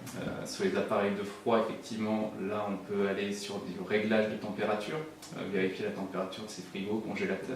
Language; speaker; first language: French; native; French